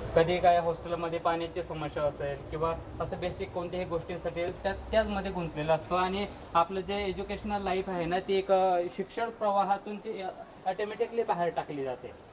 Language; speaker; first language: Marathi; non-native, local second language; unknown